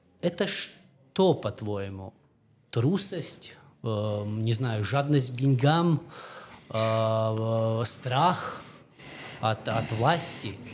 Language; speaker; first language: Russian; non-native, local second language; Latvian